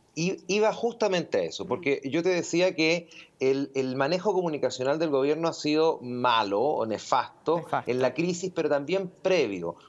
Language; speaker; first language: Spanish; native; Spanish